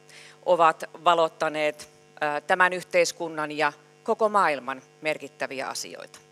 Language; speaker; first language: Finnish; native; Finnish